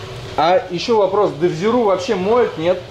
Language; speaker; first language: Russian; native; Russian